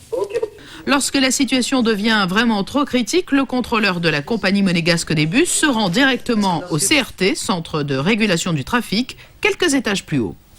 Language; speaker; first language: French; native; French